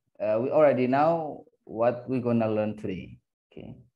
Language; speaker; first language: English; non-native, fluent; Indonesian